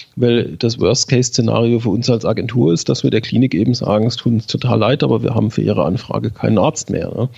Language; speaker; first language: German; native; German